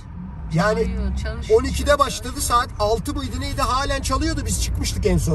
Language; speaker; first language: Turkish; native; Turkish